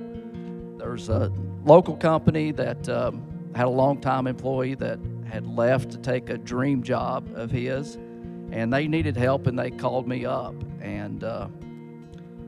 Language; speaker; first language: English; native; English